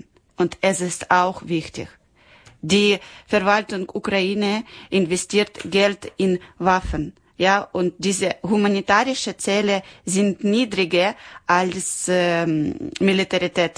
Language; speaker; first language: German; non-native, learner; Ukrainian